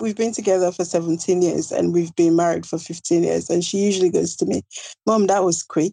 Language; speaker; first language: English; non-native, local second language; Krio